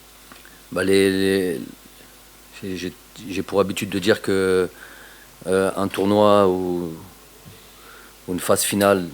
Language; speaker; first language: French; native; French